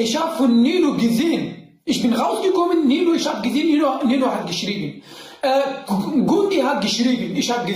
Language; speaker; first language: German; non-native, learner; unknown